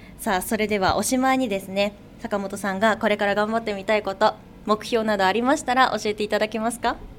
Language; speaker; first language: Japanese; native; Japanese